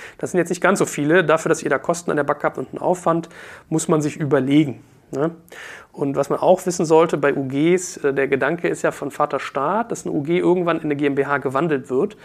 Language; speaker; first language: German; native; German